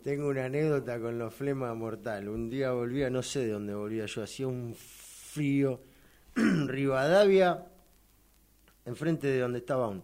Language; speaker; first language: Spanish; native; Spanish